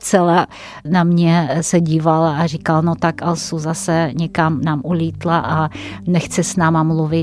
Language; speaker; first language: Czech; non-native, fluent; Russian